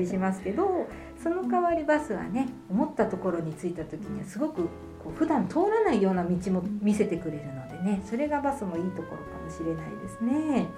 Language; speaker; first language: Japanese; native; Japanese